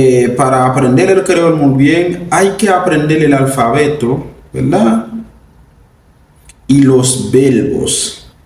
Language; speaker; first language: Spanish; non-native, fluent; Haitian Creole